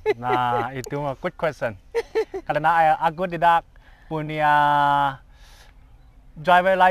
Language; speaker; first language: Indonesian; non-native, learner; Chinese